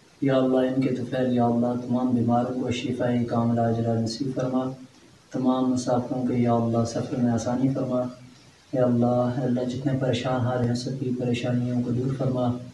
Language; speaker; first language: Urdu; non-native, local second language; Pahari-Potwari